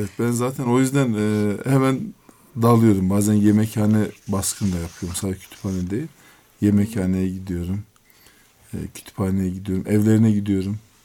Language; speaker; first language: Turkish; native; Turkish